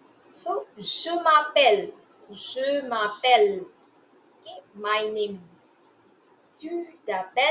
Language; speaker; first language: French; non-native, fluent; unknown